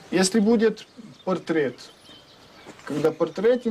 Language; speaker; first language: Russian; non-native, learner; French